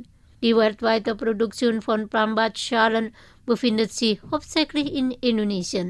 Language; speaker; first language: German; non-native, fluent; Indonesian